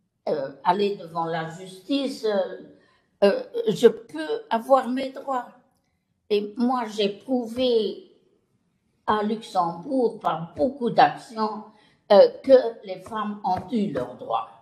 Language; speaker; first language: French; non-native, local second language; Luxembourgish